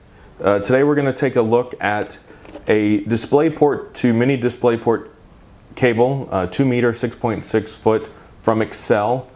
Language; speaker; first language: English; native; English